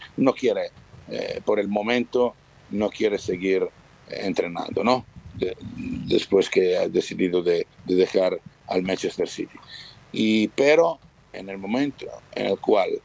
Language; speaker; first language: Spanish; non-native, fluent; Italian